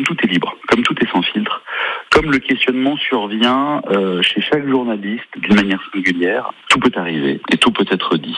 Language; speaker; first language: French; native; French